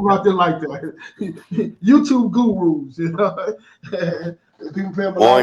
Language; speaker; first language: English; native; English